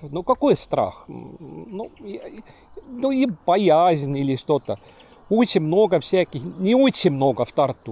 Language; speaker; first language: Russian; non-native, local second language; Estonian